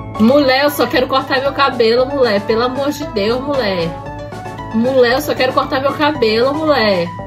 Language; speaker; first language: Portuguese; native; Portuguese